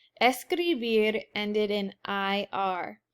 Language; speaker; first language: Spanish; non-native, fluent; English